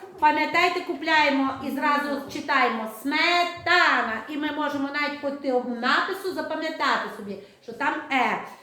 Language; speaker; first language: Ukrainian; native; Ukrainian